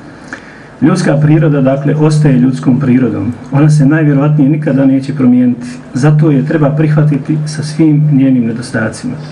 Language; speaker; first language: Croatian; native; Croatian